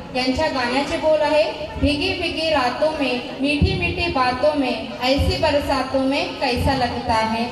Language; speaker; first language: Hindi; non-native, local second language; Marathi